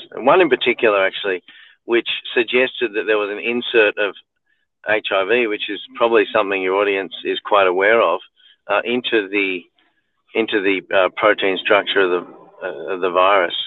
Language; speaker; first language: English; native; English